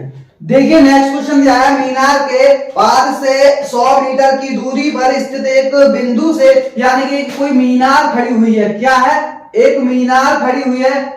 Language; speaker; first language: Hindi; native; Hindi